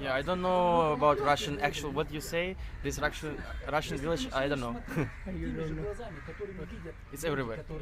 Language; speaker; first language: English; non-native, learner; Russian